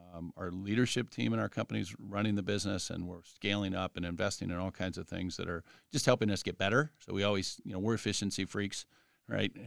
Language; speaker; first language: English; native; English